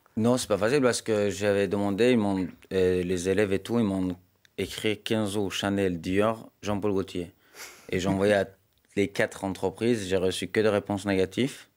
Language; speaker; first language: French; non-native, fluent; Persian